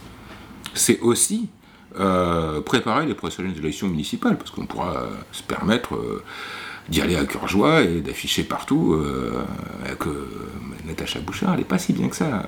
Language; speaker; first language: French; native; French